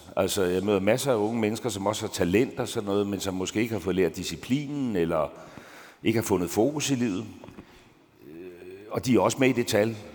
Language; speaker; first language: Danish; native; Danish